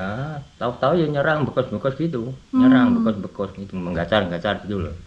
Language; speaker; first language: Indonesian; non-native, local second language; Javanese